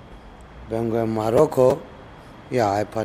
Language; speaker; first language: Spanish; non-native, learner; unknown